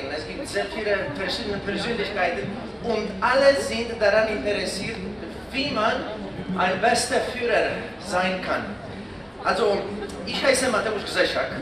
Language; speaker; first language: German; non-native, fluent; Polish